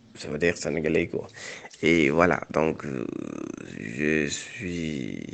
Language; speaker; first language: French; non-native, local second language; Wolof